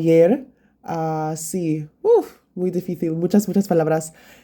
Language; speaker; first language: Spanish; non-native, learner; English